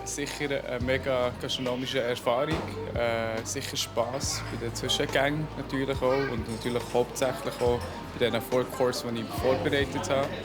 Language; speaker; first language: German; early bilingual, other home language; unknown